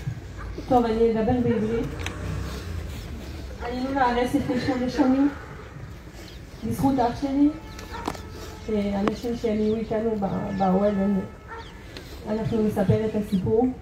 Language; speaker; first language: Hebrew; non-native, fluent; French